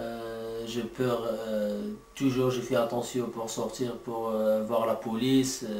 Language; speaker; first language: French; non-native, learner; Arabic